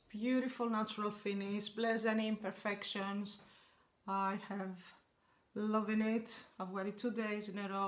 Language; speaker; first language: English; non-native, fluent; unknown